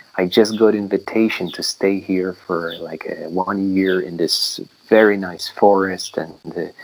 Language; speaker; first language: English; non-native, fluent; Polish